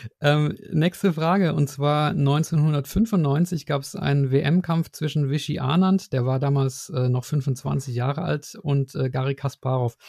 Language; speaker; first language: German; native; German